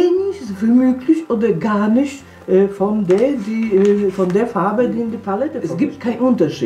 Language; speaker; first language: German; non-native, fluent; Polish